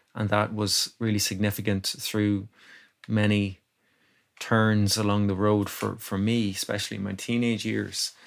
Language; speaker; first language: English; native; English